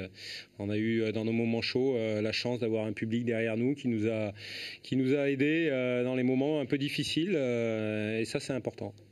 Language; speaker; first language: French; native; French